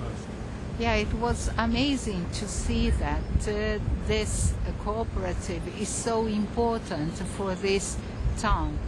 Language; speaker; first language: English; non-native, fluent; Portuguese